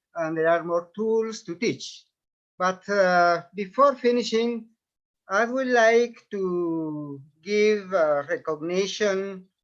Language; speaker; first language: English; non-native, fluent; Spanish